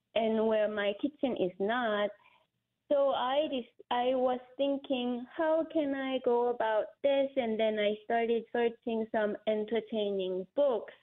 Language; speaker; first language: English; non-native, fluent; Korean